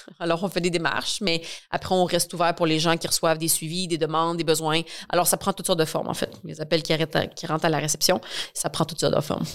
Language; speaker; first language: French; native; French